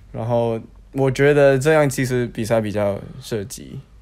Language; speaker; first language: Chinese; non-native, local second language; Cantonese